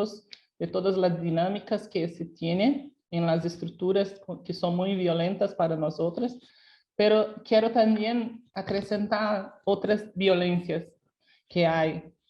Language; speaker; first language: Spanish; non-native, local second language; Portuguese